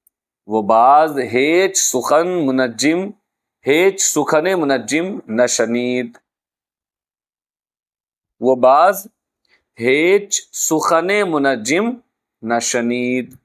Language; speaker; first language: Persian; non-native, fluent; Urdu